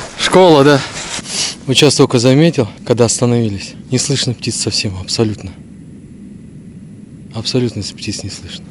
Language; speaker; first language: Russian; native; Russian